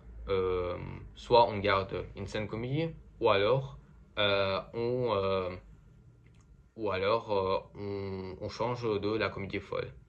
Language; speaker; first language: French; non-native, fluent; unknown